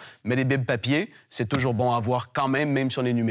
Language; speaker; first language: French; native; French